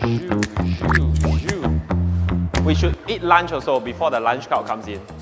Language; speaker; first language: English; non-native, local second language; Chinese